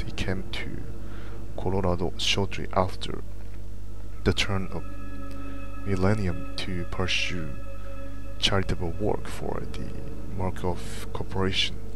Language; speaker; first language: English; non-native, fluent; Japanese